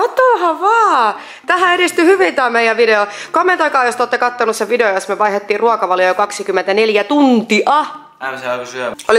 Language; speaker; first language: Finnish; native; Finnish